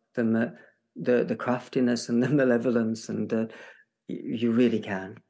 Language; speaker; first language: English; native; English